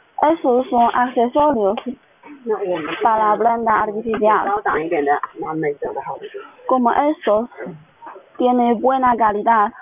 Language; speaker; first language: Spanish; non-native, learner; Chinese